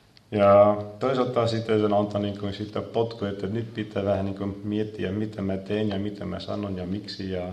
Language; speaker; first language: Finnish; non-native, fluent; Dutch